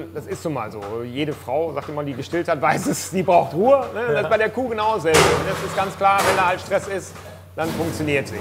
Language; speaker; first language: German; native; German